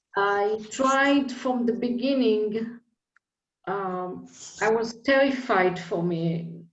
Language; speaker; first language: English; non-native, fluent; Hebrew